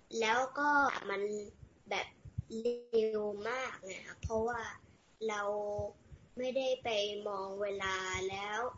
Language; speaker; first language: Thai; early bilingual, heritage; Thai